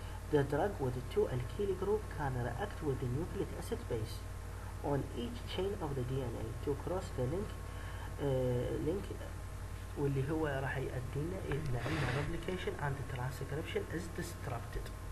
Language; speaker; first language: English; non-native, fluent; Arabic